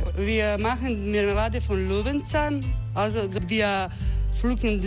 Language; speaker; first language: German; non-native, fluent; Croatian